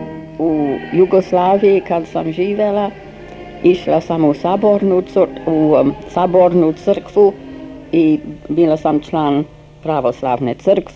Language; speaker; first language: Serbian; non-native, fluent; English